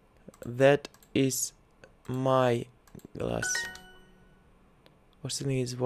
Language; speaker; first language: English; non-native, learner; Russian